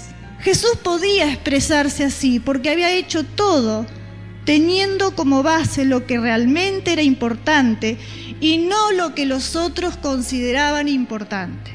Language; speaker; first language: Spanish; native; Spanish